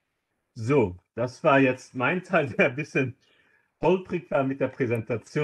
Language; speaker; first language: German; non-native, local second language; Luxembourgish